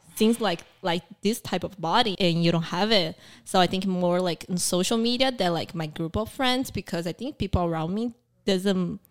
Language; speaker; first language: English; early bilingual, other home language; Portuguese